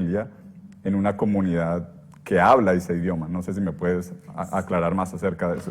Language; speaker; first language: Spanish; native; Spanish